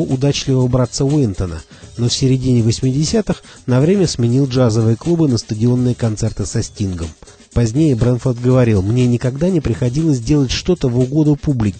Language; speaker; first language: Russian; native; Russian